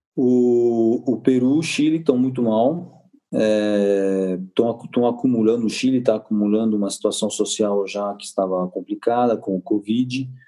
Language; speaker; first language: Portuguese; non-native, fluent; French